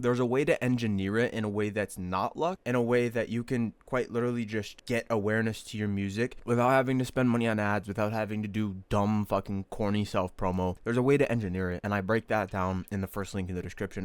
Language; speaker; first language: English; native; English